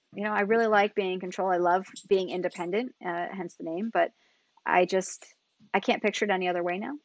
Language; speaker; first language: English; native; English